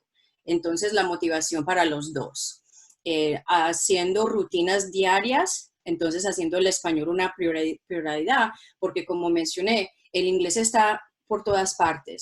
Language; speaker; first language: Spanish; non-native, local second language; English